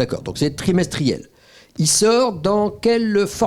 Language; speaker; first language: French; native; French